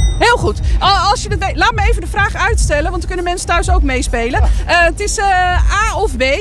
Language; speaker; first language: Dutch; native; Dutch